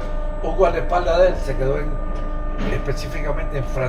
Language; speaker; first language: Spanish; native; Spanish